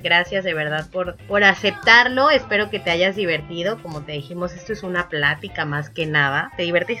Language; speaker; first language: Spanish; native; Spanish